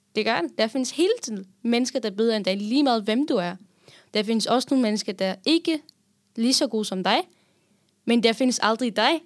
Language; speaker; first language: Danish; non-native, fluent; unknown